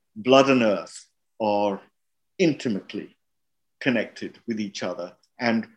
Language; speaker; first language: English; non-native, local second language; Hindi